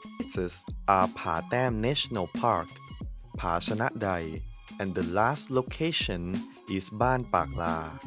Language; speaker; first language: English; non-native, fluent; Thai